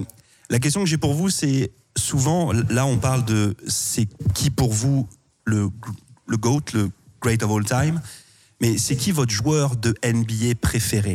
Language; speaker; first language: French; native; French